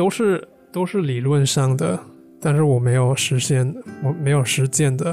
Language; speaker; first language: Chinese; non-native, fluent; English